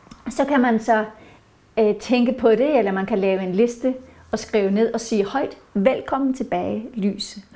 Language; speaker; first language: Danish; non-native, fluent; Norwegian